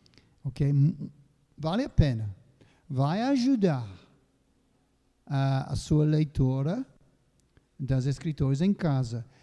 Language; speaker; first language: Portuguese; non-native, fluent; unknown